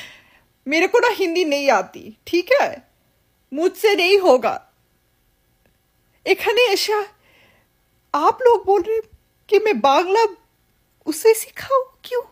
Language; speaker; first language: Hindi; non-native, learner; Bangla